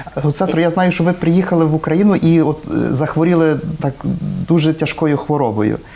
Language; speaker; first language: Ukrainian; native; Ukrainian